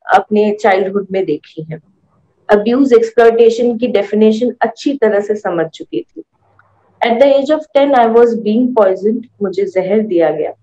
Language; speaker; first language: Hindi; native; Hindi